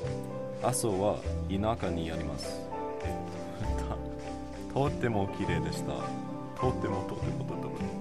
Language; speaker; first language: Japanese; non-native, learner; English